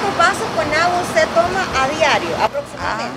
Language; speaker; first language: Spanish; native; Spanish